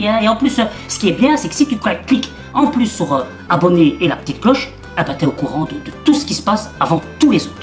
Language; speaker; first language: French; native; French